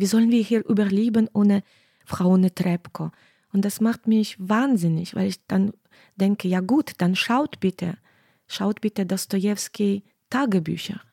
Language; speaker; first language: German; non-native, fluent; Ukrainian